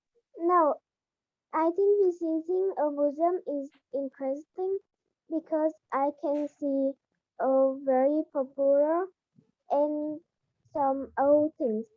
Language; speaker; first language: English; non-native, learner; Vietnamese